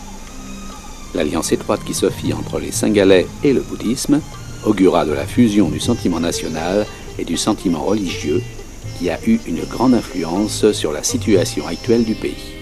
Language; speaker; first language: French; native; French